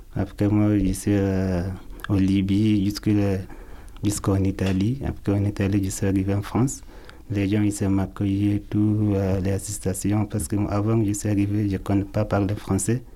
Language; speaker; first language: French; non-native, learner; Arabic